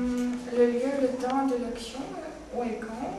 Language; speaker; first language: French; non-native, learner; Russian